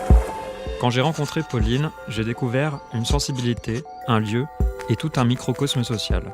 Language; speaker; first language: French; native; French